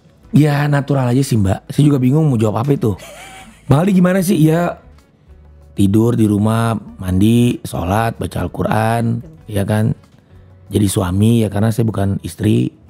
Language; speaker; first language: Indonesian; native; Indonesian